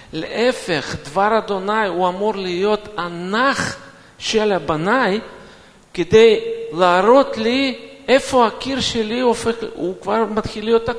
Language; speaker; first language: Hebrew; non-native, fluent; Russian